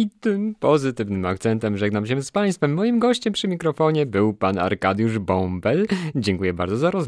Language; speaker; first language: Polish; native; Polish